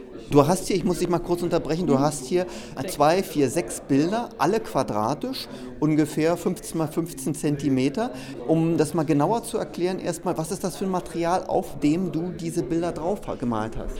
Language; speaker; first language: German; native; German